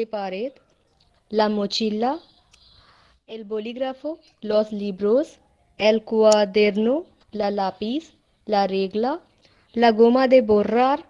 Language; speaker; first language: Spanish; non-native, learner; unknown